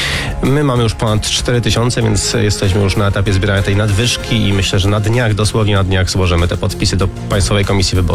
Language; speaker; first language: Polish; native; Polish